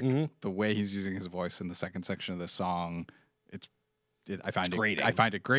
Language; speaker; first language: English; native; English